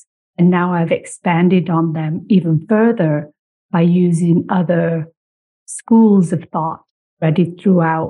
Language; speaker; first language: English; native; English